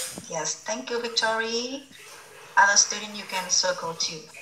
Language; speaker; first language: English; non-native, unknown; Vietnamese